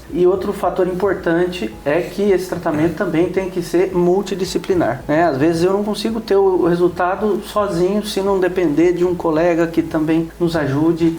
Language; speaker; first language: Portuguese; native; Portuguese